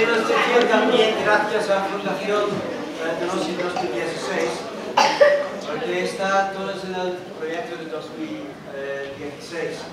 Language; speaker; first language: Spanish; non-native, learner; Dutch